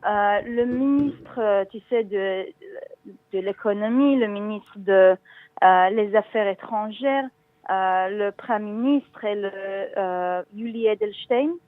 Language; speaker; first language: French; non-native, learner; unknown